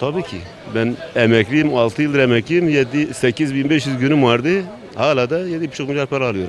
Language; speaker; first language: Turkish; native; Turkish